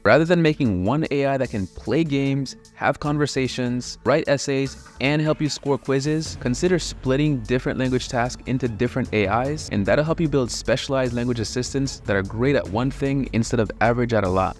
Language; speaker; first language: English; native; English